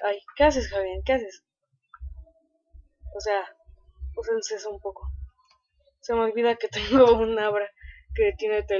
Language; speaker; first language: Spanish; native; Spanish